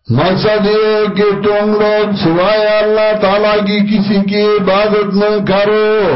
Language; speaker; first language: Urdu; non-native, local second language; Pashto